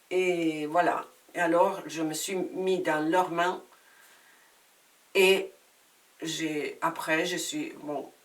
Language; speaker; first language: French; non-native, fluent; Spanish